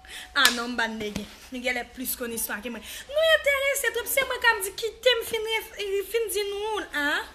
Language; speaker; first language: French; non-native, learner; Haitian Creole